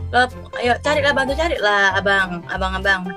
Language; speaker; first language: Indonesian; native; Indonesian